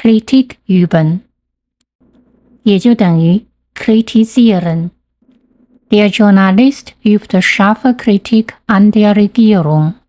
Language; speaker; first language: German; non-native, fluent; Chinese